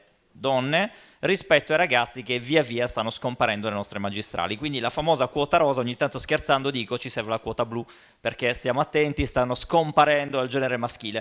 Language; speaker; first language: Italian; native; Italian